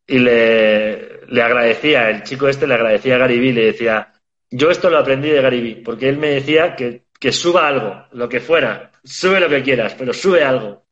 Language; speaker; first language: Spanish; native; Spanish